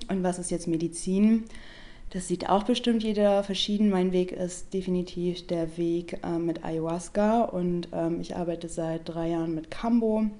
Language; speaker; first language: German; native; German